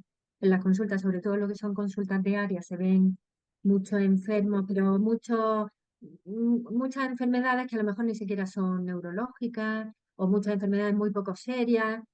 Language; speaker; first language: Spanish; native; Spanish